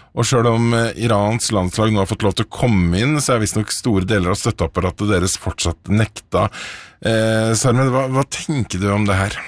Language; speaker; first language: Norwegian; native; Norwegian